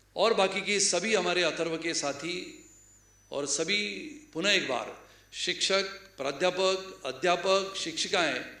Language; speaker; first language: Hindi; non-native, local second language; Marathi